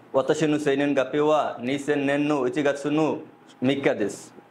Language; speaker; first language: Japanese; non-native, learner; Bangla